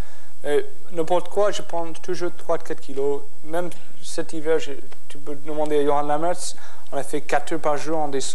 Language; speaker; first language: French; non-native, fluent; English